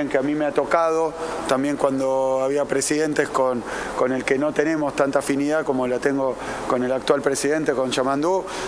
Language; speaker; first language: Spanish; native; Spanish